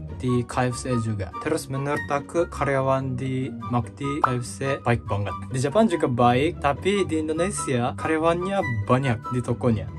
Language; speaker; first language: Indonesian; non-native, fluent; Japanese